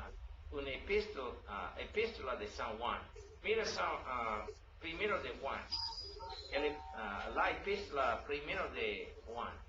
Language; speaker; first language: Spanish; non-native, learner; English